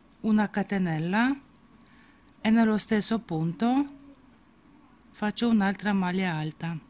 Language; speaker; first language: Italian; non-native, fluent; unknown